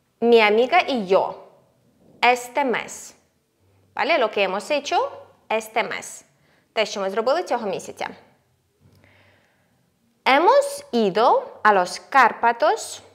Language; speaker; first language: Spanish; non-native, fluent; Ukrainian